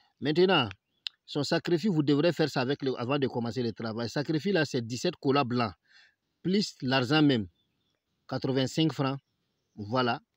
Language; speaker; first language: French; non-native, local second language; Bambara